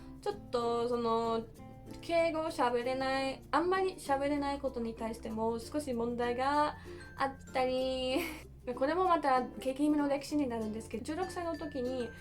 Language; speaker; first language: Japanese; non-native, fluent; German